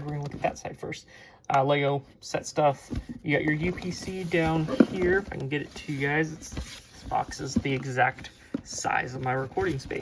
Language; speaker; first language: English; native; English